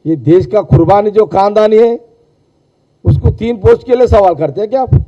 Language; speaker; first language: Hindi; non-native, local second language; Telugu